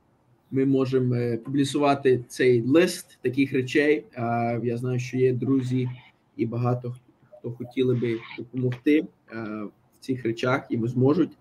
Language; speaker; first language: Ukrainian; early bilingual, heritage; Ukrainian